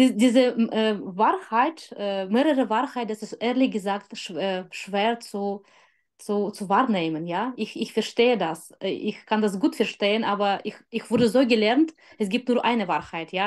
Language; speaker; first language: German; non-native, learner; Russian